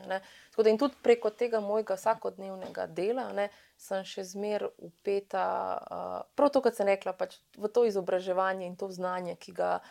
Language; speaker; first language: Slovenian; early bilingual, other home language; Serbian